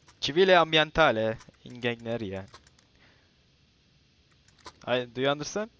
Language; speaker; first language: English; non-native, learner; Turkish